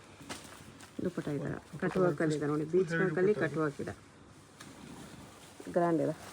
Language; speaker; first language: Kannada; native; Kannada